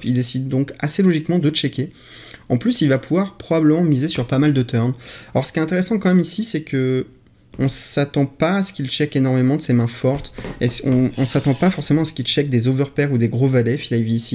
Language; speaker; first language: French; native; French